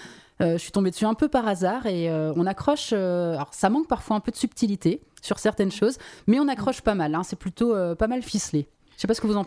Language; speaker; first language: French; native; French